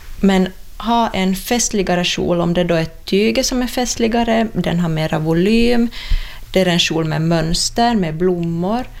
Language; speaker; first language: Swedish; native; Swedish